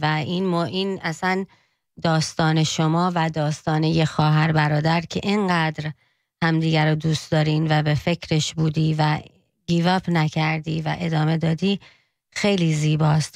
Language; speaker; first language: Persian; early bilingual, heritage; Persian